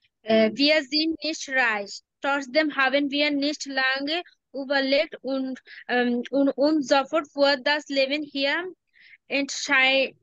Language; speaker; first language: German; non-native, learner; Bangla